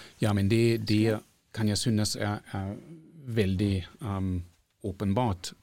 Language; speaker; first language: Norwegian; non-native, fluent; German